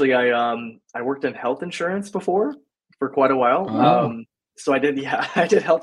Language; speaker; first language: English; native; English